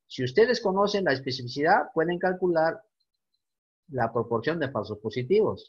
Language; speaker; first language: Spanish; native; Spanish